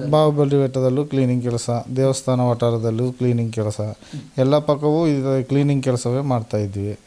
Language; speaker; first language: Kannada; native; Kannada